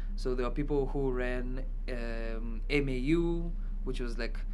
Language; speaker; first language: English; non-native, local second language; Kikuyu